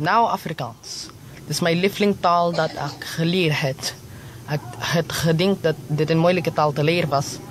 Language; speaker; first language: Dutch; non-native, learner; Filipino